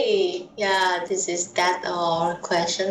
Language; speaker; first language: English; non-native, learner; Thai